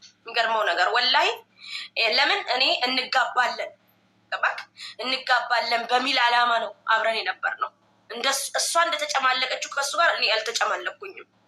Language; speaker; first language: Amharic; non-native, local second language; Oromo